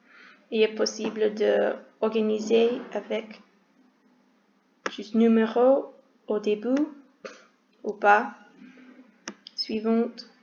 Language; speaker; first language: French; non-native, learner; English